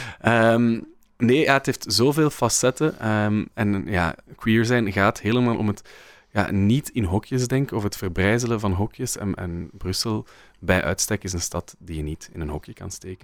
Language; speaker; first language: Dutch; native; Dutch